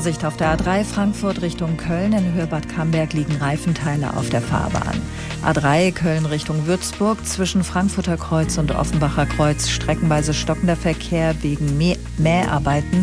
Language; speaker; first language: German; native; German